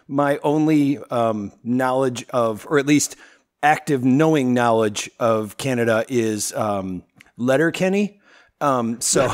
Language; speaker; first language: English; native; English